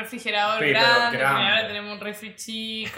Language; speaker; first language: Spanish; native; Spanish